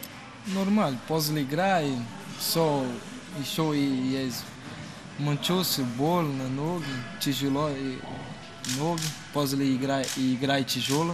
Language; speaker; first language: Russian; non-native, learner; Portuguese